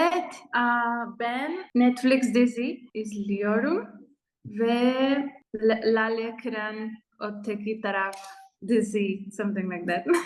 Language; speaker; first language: Turkish; non-native, learner; Spanish